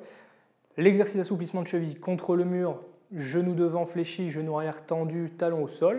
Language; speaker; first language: French; native; French